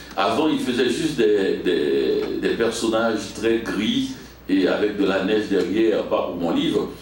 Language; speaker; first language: French; non-native, local second language; Haitian Creole